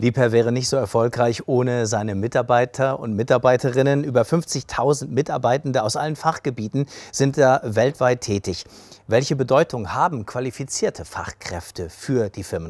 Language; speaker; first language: German; native; German